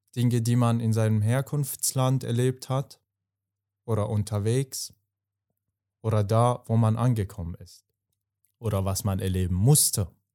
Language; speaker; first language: German; non-native, fluent; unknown